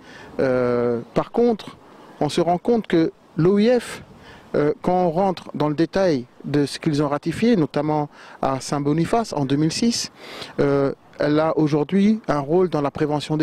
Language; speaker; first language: French; non-native, local second language; Wolof